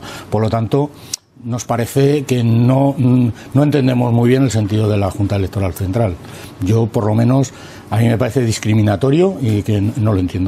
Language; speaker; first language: Spanish; native; Spanish